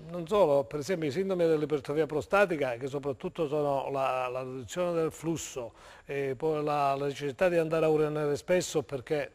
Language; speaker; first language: Italian; native; Italian